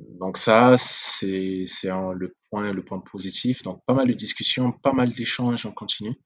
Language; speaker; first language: French; non-native, local second language; Sango